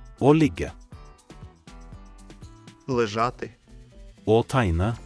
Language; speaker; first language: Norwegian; non-native, fluent; Ukrainian